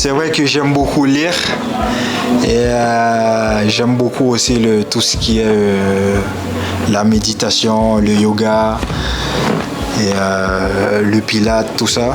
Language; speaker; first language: French; non-native, local second language; Haitian Creole